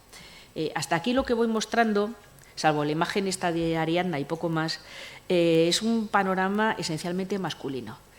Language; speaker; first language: Spanish; native; Spanish